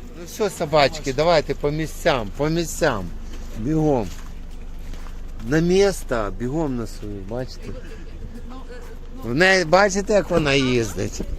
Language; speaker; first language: Ukrainian; native; Ukrainian